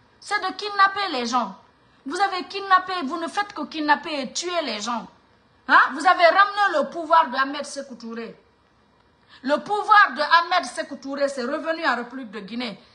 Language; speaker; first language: French; non-native, local second language; Mandingo